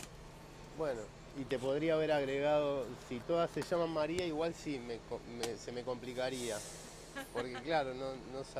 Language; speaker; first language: Spanish; native; Spanish